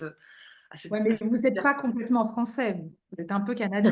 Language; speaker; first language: French; native; French